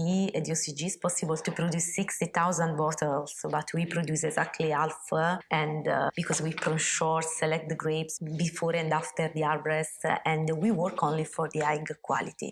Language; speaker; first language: English; non-native, learner; Italian